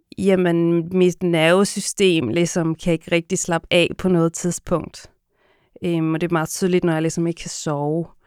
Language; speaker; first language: Danish; native; Danish